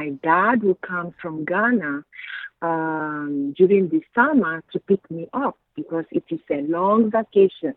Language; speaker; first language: English; non-native, fluent; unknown